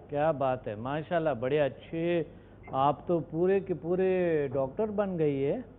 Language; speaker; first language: Urdu; non-native, local second language; Pashto